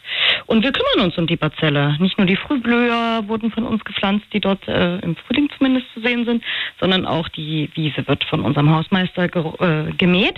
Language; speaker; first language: German; native; German